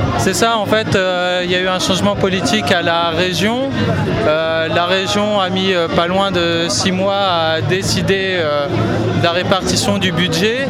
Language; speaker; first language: French; native; French